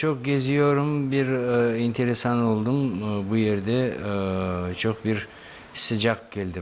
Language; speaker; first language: Turkish; non-native, learner; Bosnian